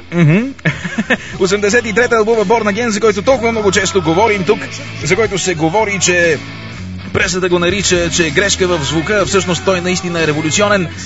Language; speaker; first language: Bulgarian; native; Bulgarian